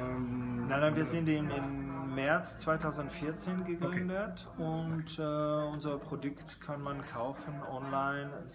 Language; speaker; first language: German; non-native, fluent; French